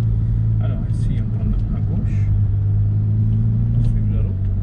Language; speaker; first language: French; non-native, fluent; Italian